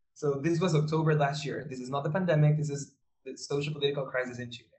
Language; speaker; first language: English; non-native, fluent; Spanish